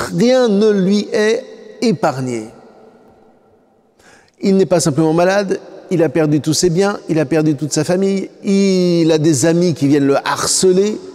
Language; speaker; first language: French; native; French